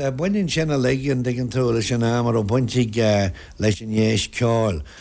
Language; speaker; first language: Irish; non-native, local second language; English